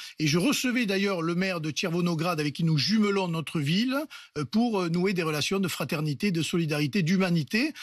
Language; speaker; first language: French; native; French